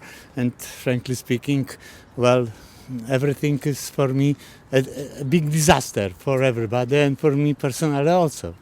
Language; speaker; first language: English; non-native, fluent; Polish